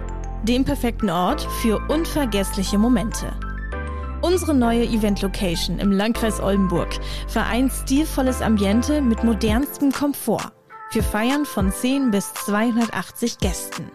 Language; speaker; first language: German; native; German